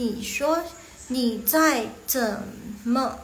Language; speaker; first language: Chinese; non-native, fluent; Indonesian